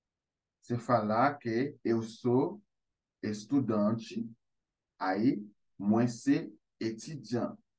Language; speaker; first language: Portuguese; non-native, fluent; Haitian Creole